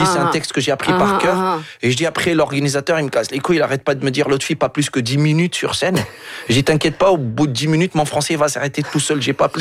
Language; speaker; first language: French; non-native, local second language; Arabic